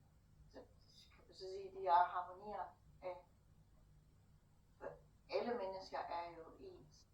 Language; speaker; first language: Danish; non-native, fluent; Thai